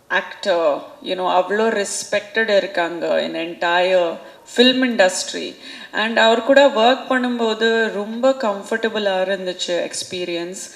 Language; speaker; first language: Tamil; non-native, fluent; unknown